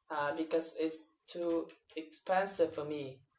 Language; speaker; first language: English; non-native, learner; Vietnamese